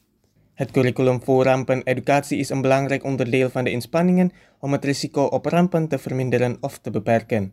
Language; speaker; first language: Dutch; non-native, fluent; Indonesian